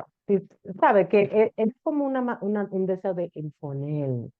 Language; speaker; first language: Spanish; early bilingual, heritage; Spanish